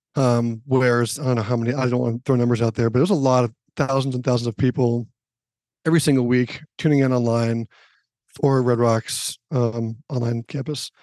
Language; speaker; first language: English; native; English